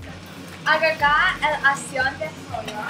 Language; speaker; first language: Spanish; non-native, learner; English